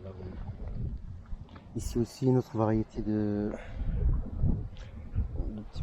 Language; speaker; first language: French; non-native, learner; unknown